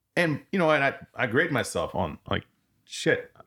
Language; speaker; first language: English; early bilingual, other home language; French